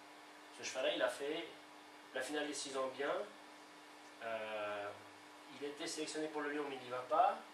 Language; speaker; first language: French; native; French